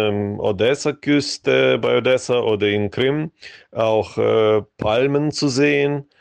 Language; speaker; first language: German; non-native, fluent; Ukrainian